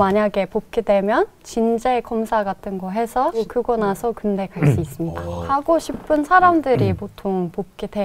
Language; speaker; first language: Korean; non-native, fluent; Norwegian